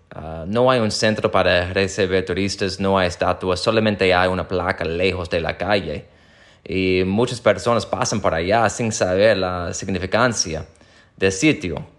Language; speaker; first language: Spanish; non-native, fluent; English